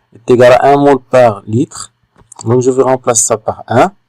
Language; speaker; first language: French; non-native, local second language; Arabic